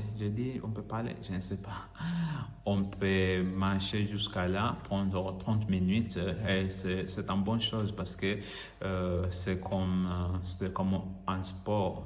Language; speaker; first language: French; non-native, learner; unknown